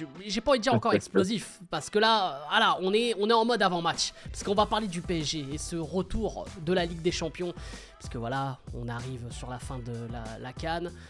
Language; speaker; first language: French; native; French